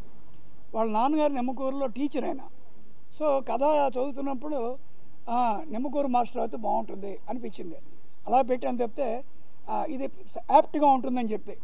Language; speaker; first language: Telugu; native; Telugu